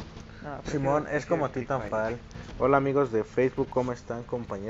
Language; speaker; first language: Spanish; native; Spanish